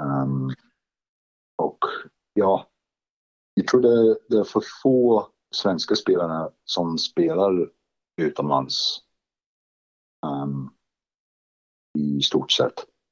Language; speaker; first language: Swedish; non-native, fluent; English